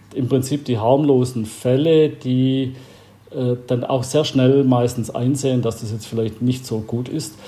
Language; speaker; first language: German; native; German